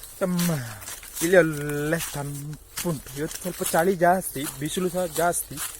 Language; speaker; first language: Kannada; native; Kannada